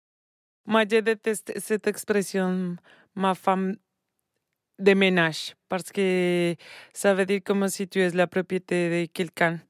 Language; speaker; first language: French; non-native, learner; Spanish